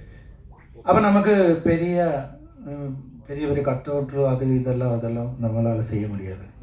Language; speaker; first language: Tamil; non-native, learner; Malayalam